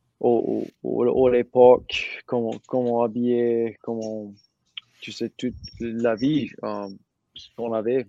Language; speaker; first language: French; non-native, learner; English